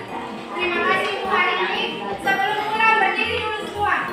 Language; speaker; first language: Indonesian; native; Indonesian